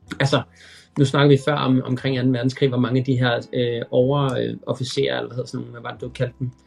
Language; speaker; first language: Danish; native; Danish